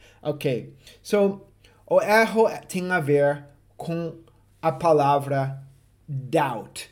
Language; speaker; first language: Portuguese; non-native, fluent; English